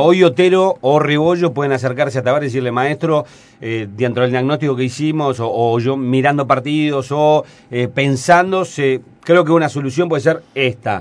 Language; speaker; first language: Spanish; native; Spanish